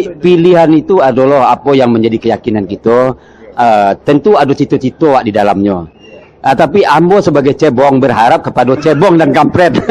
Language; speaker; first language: Indonesian; non-native, local second language; Minangkabau